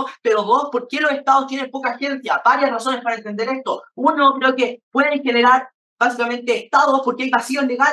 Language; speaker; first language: Spanish; native; Spanish